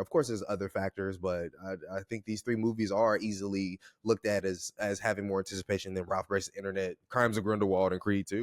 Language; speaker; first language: English; native; English